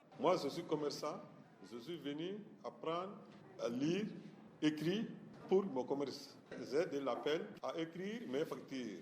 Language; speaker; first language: French; non-native, learner; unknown